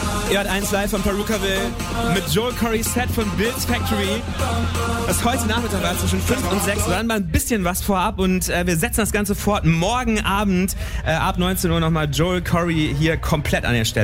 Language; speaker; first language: German; native; German